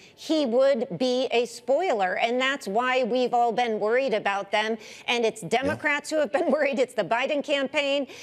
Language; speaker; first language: English; native; English